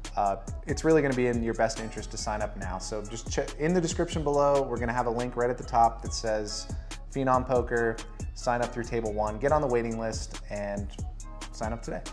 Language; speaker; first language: English; native; English